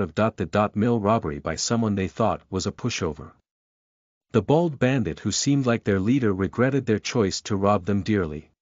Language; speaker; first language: English; native; English